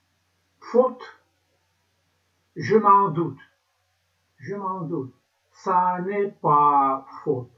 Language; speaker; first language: French; non-native, learner; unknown